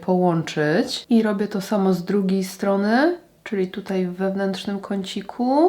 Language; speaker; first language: Polish; native; Polish